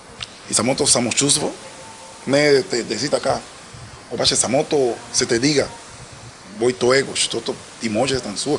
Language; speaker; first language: Bulgarian; non-native, learner; Spanish